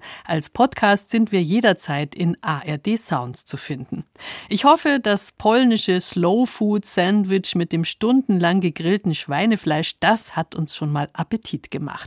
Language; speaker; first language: German; native; German